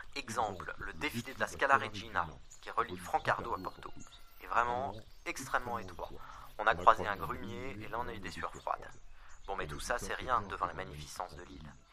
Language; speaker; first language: French; native; French